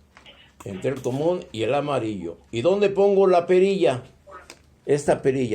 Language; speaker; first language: Spanish; native; Spanish